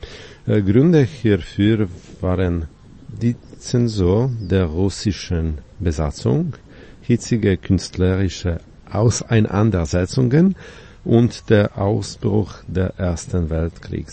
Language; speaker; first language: German; non-native, fluent; Polish